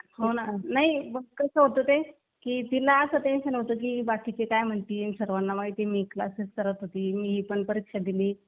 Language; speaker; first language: Marathi; native; Marathi